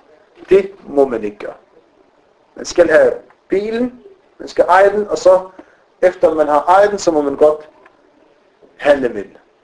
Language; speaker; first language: Danish; non-native, fluent; Arabic